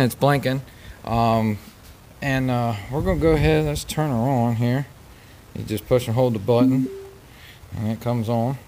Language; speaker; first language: English; native; English